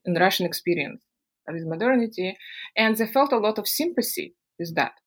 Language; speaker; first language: English; non-native, fluent; Russian